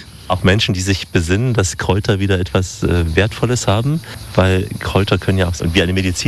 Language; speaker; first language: German; native; German